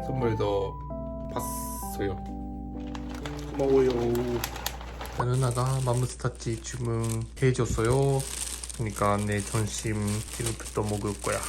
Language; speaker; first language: Korean; non-native, learner; Japanese